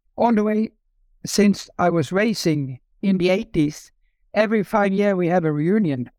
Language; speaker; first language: English; non-native, fluent; Norwegian